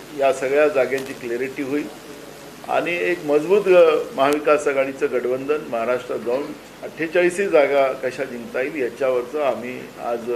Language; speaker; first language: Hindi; non-native, local second language; Marathi